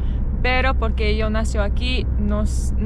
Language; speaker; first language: Spanish; non-native, learner; English